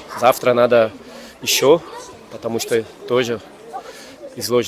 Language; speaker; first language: Russian; non-native, learner; Portuguese